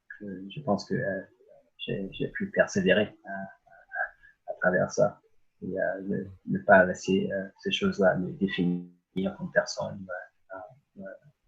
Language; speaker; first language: French; early bilingual, other home language; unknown